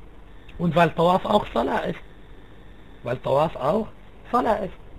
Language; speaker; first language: German; non-native, fluent; Arabic